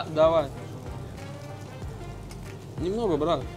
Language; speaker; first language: Russian; native; Russian